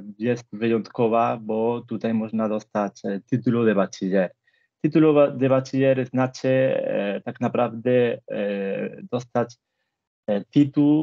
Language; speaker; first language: Polish; non-native, fluent; Spanish